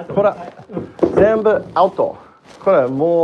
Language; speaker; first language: Japanese; non-native, learner; English